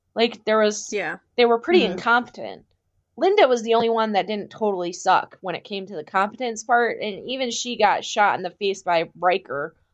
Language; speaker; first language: English; native; English